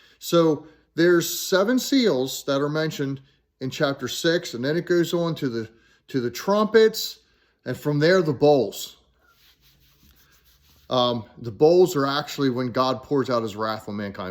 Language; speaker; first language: English; native; English